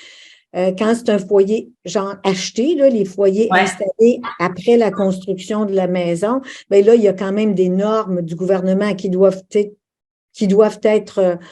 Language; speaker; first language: French; native; French